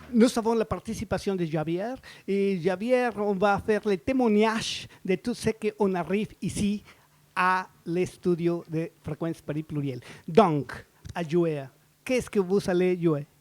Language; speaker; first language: French; non-native, learner; Spanish